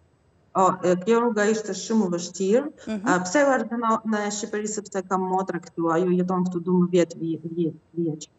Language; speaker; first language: Albanian; non-native, learner; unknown